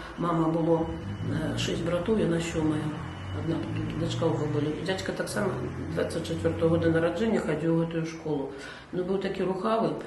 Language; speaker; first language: Belarusian; native; Belarusian